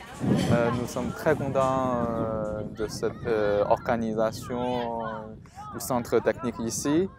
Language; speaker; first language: French; non-native, fluent; Chinese